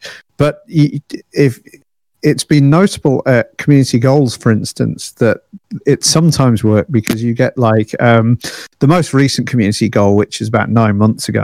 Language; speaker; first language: English; native; English